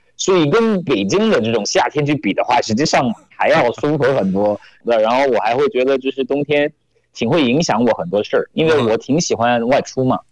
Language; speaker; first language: Chinese; non-native, fluent; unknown